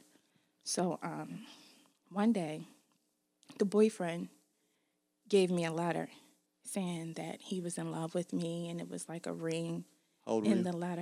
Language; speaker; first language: English; native; English